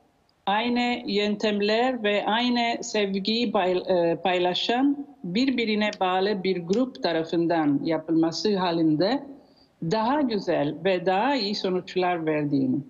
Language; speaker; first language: Turkish; non-native, learner; Italian